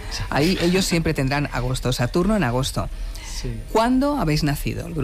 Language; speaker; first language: Spanish; native; Spanish